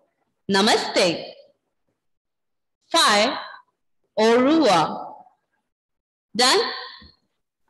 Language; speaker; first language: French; non-native, fluent; Malayalam